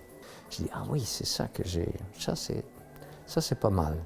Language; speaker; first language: French; non-native, fluent; Dutch